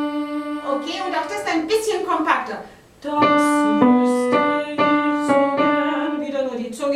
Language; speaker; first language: German; native; German